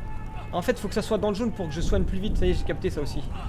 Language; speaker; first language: French; native; French